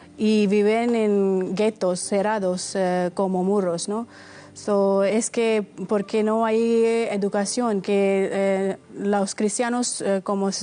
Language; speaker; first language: Spanish; non-native, fluent; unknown